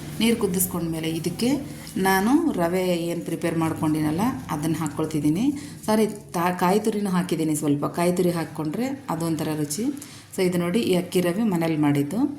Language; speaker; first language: Kannada; non-native, local second language; Telugu